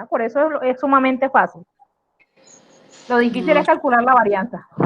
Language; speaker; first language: Spanish; native; Spanish